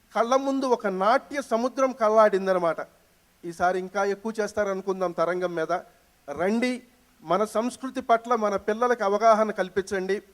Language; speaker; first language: Telugu; native; Telugu